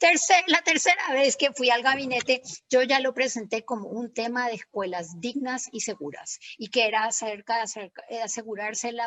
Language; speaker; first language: Spanish; native; Spanish